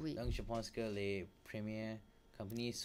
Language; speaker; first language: French; non-native, learner; English